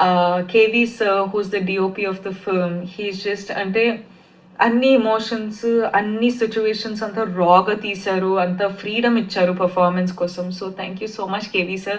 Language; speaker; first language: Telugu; non-native, fluent; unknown